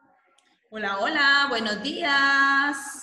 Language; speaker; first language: Spanish; native; Spanish